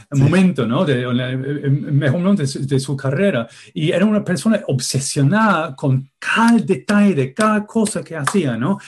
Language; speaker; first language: Spanish; non-native, fluent; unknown